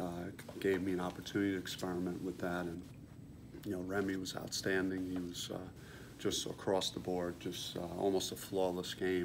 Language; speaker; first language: English; native; English